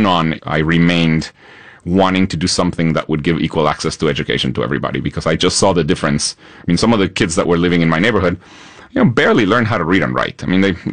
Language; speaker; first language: English; non-native, fluent; Spanish